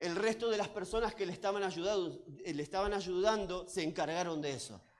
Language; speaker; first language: Spanish; native; Spanish